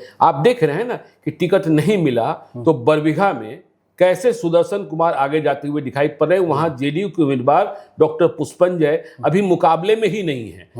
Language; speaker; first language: Hindi; native; Hindi